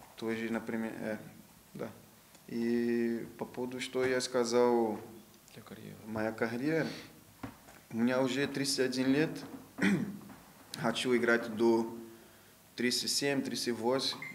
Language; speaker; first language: Russian; non-native, learner; Portuguese